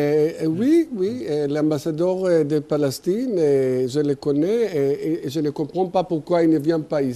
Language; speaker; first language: French; non-native, fluent; Hebrew